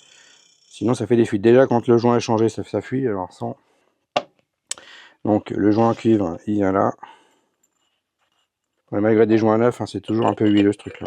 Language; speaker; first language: French; native; French